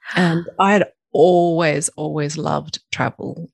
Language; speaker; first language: English; native; English